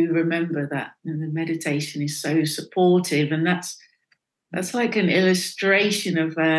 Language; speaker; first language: English; non-native, fluent; Dutch